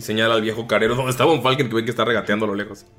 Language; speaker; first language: Spanish; native; Spanish